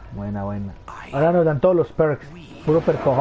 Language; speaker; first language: Spanish; native; Spanish